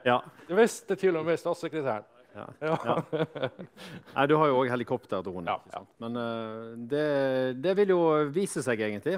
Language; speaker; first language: Norwegian; native; Norwegian